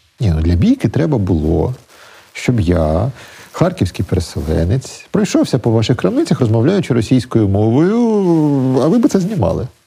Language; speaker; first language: Ukrainian; native; Ukrainian